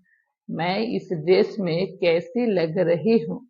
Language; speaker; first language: Hindi; non-native, fluent; Bangla